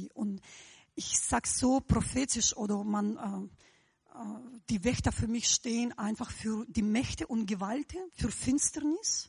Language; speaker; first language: German; non-native, fluent; Russian